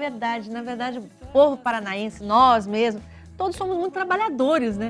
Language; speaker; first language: Portuguese; native; Portuguese